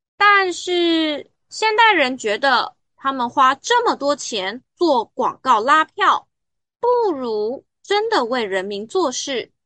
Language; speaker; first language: Chinese; native; Chinese